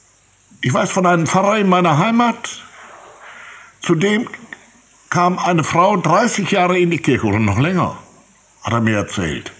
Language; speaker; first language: German; native; German